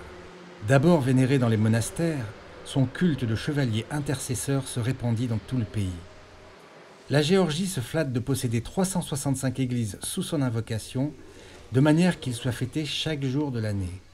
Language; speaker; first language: French; native; French